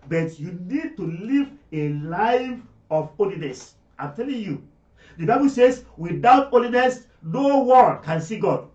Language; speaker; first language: English; non-native, local second language; Yoruba